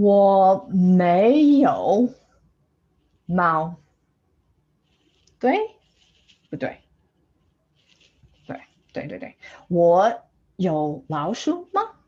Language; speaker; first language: Chinese; non-native, fluent; English